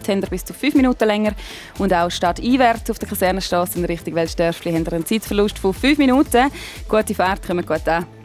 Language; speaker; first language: German; native; German